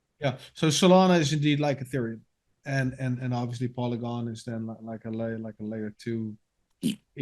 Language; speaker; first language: English; non-native, fluent; Dutch